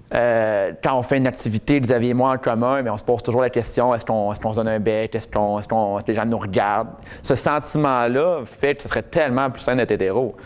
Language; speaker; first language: French; native; French